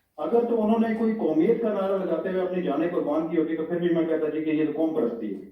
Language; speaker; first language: Urdu; non-native, local second language; Pahari-Potwari